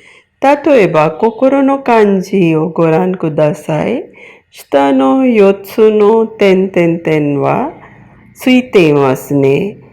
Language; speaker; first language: Japanese; non-native, fluent; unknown